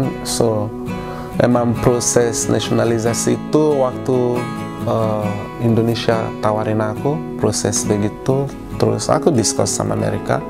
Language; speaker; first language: Indonesian; non-native, fluent; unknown